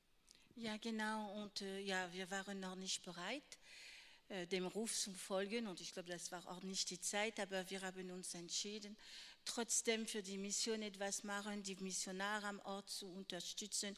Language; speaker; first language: German; non-native, fluent; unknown